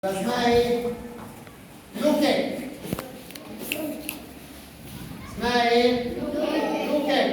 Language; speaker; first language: Arabic; native; Arabic